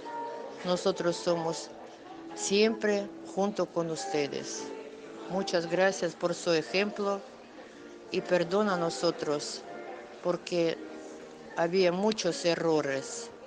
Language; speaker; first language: Spanish; non-native, fluent; Russian